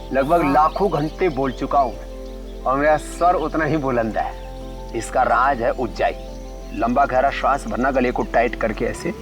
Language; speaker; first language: Hindi; native; Hindi